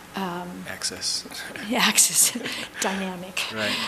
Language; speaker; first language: English; native; English